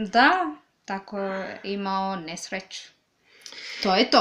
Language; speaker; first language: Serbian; non-native, learner; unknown